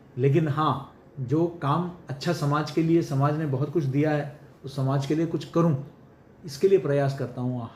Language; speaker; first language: Hindi; non-native, local second language; Malayalam